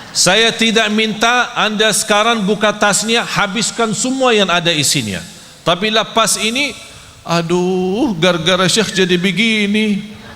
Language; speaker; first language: Malay; non-native, fluent; Arabic